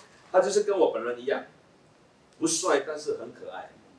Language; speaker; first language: Chinese; native; Chinese